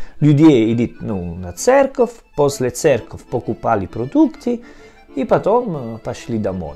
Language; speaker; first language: Russian; non-native, learner; Italian